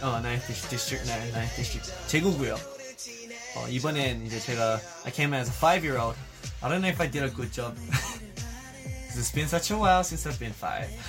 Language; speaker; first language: English; early bilingual, other home language; Korean